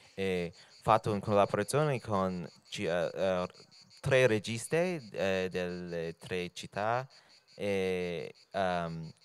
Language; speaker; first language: Italian; non-native, learner; English